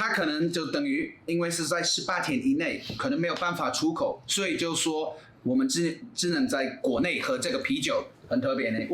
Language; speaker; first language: Chinese; non-native, fluent; English